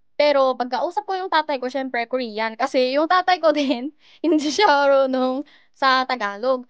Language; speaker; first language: Filipino; early bilingual, heritage; Korean